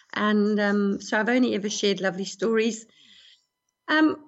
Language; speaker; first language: English; native; English